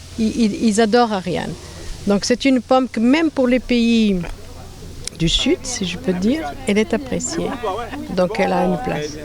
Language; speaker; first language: French; non-native, fluent; Portuguese